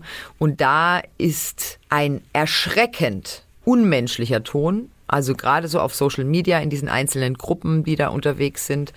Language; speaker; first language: German; native; German